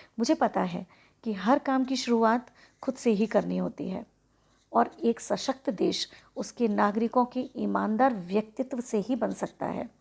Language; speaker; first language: Hindi; native; Hindi